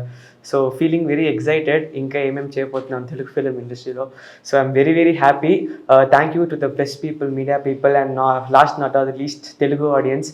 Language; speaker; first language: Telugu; non-native, learner; Tamil